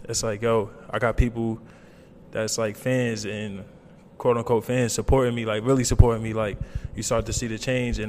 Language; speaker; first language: English; native; English